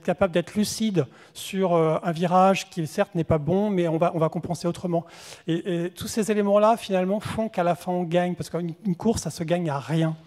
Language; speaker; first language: French; native; French